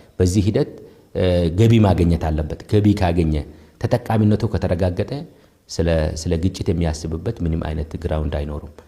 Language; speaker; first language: Amharic; non-native, local second language; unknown